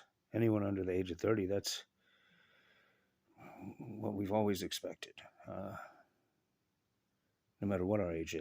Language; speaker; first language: English; native; English